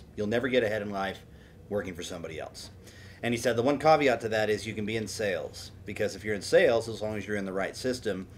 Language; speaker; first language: English; native; English